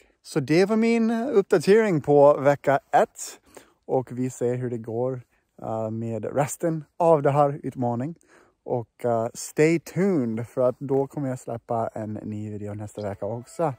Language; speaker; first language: Swedish; non-native, fluent; English